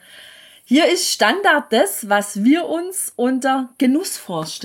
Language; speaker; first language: German; native; German